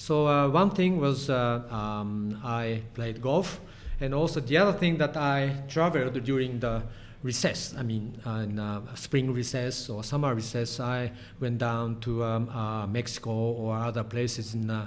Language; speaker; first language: English; non-native, fluent; Japanese